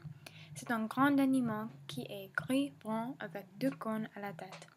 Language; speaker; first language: French; non-native, learner; English